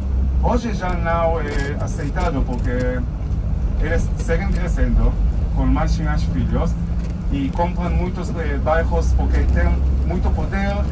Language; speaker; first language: Portuguese; non-native, fluent; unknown